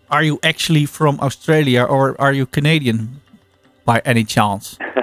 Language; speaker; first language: English; non-native, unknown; Dutch